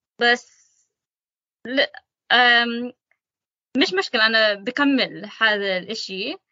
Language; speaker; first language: Arabic; non-native, learner; English